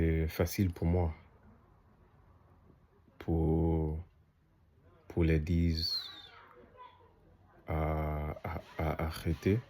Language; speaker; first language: French; non-native, learner; English